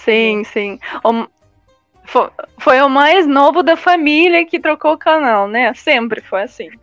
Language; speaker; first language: Portuguese; non-native, fluent; Russian